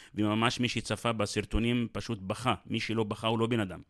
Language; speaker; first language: Hebrew; native; Hebrew